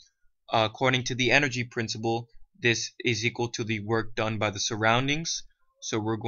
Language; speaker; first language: English; native; English